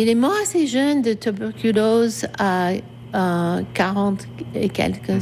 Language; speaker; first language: French; non-native, fluent; English